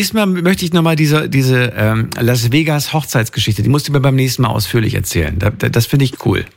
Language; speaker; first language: German; native; German